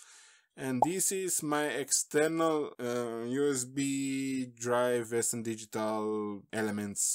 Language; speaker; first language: English; non-native, fluent; Slovenian